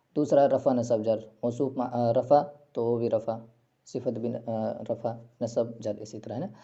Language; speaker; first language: Urdu; native; Urdu